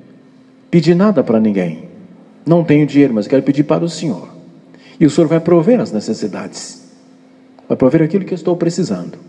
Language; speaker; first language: Portuguese; native; Portuguese